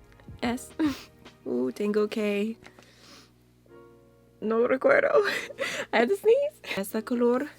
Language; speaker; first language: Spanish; non-native, learner; English